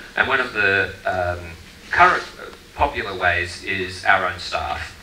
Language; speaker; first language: English; native; English